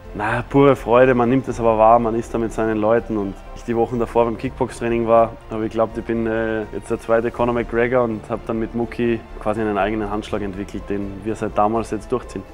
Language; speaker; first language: German; native; German